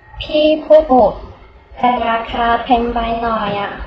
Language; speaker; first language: Thai; non-native, learner; Chinese